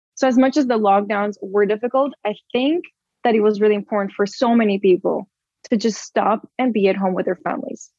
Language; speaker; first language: English; early bilingual, other home language; Portuguese